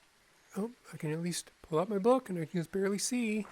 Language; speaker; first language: English; native; English